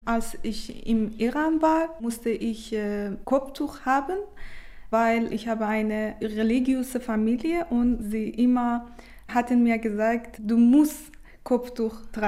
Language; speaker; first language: German; non-native, learner; Persian